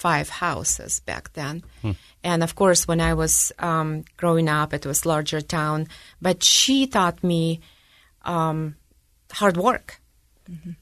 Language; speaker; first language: English; non-native, fluent; Russian